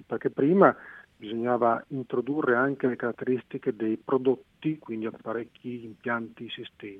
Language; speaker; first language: Italian; native; Italian